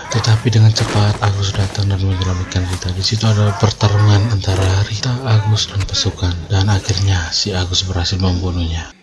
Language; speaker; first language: Indonesian; native; Indonesian